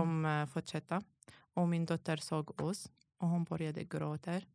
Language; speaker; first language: Swedish; non-native, learner; Arabic